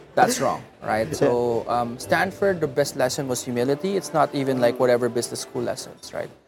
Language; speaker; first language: English; non-native, local second language; Filipino